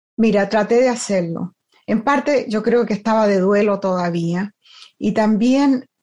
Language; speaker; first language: Spanish; native; Spanish